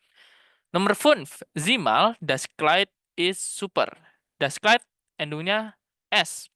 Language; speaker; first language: German; non-native, learner; Indonesian